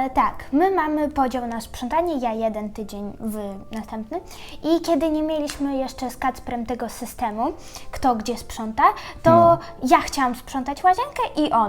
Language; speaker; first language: Polish; early bilingual, other home language; Ukrainian